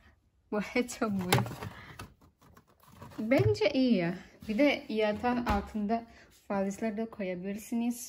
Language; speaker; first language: Turkish; non-native, learner; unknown